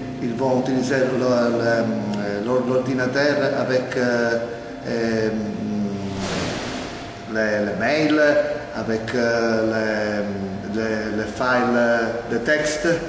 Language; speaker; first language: French; non-native, learner; Italian